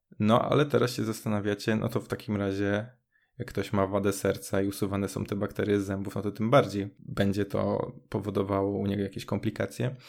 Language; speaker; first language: Polish; native; Polish